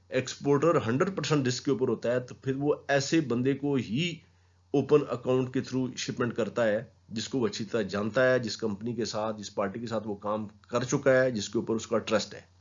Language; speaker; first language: Urdu; non-native, local second language; Punjabi